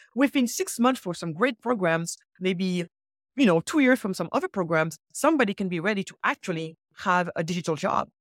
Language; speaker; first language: English; early bilingual, other home language; Wolof